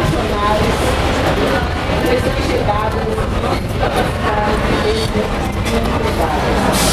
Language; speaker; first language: Portuguese; non-native, learner; Haitian Creole